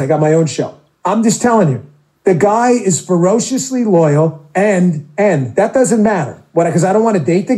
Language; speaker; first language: English; native; English